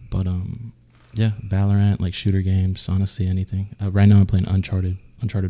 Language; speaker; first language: English; native; English